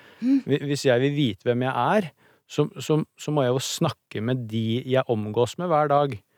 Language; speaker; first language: Norwegian; native; Norwegian